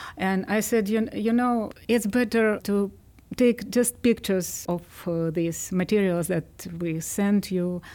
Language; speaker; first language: English; non-native, fluent; Ukrainian